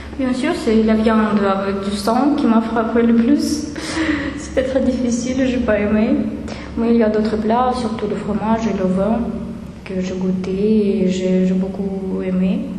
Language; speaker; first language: French; non-native, fluent; Russian